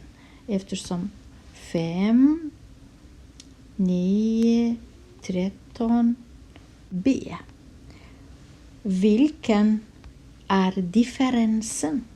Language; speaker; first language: Swedish; non-native, fluent; Kurdish